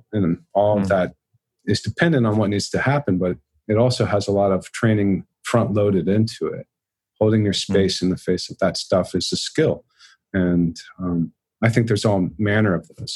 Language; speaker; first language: English; native; English